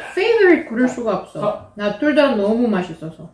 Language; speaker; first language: Korean; non-native, fluent; Russian